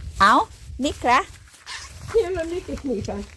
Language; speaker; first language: Swedish; non-native, learner; Thai